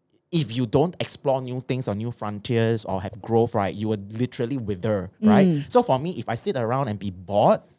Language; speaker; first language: English; non-native, local second language; Chinese